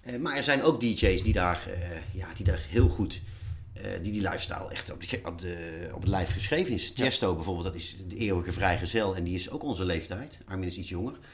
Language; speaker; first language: Dutch; native; Dutch